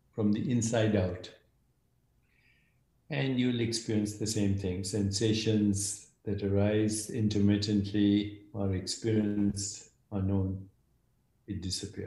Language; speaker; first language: English; non-native, local second language; Hindi